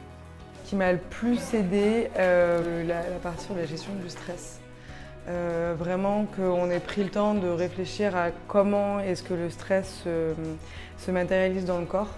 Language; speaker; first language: French; native; French